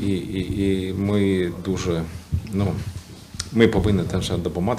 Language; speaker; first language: Ukrainian; non-native, learner; Lithuanian